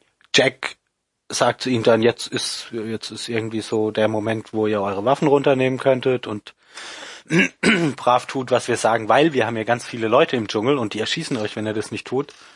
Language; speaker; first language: German; native; German